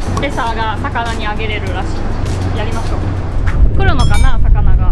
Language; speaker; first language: Japanese; non-native, fluent; German